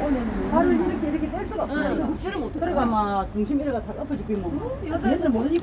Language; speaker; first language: Korean; native; Korean